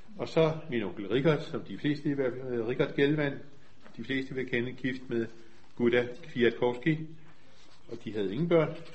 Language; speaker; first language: Danish; native; Danish